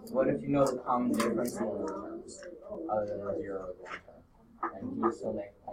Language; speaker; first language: English; native; English